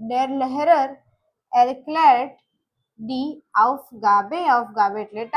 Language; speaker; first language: German; non-native, learner; Gujarati